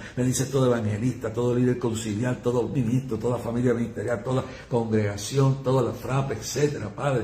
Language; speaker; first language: Spanish; native; Spanish